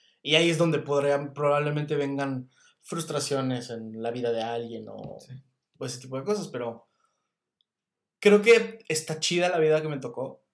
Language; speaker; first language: Spanish; native; Spanish